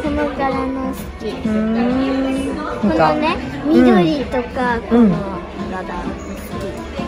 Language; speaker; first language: Japanese; early bilingual, heritage; Japanese